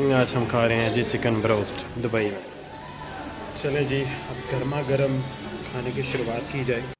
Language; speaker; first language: Urdu; native; Urdu